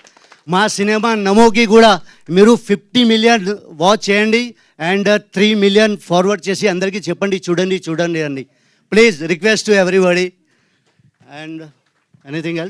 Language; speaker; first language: Telugu; non-native, learner; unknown